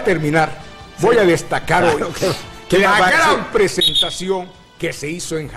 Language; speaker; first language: Spanish; native; Spanish